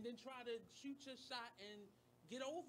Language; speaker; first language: English; native; English